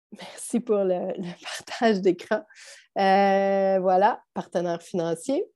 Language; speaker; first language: French; native; French